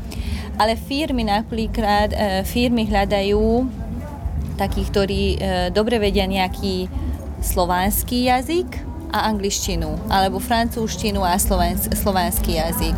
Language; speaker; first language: Slovak; non-native, local second language; Hungarian